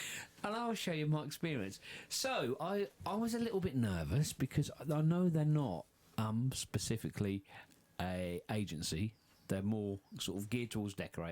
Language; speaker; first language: English; native; English